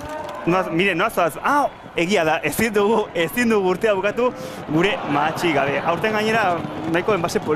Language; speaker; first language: Basque; native; Basque